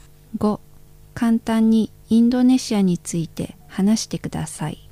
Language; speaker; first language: Japanese; non-native, fluent; Indonesian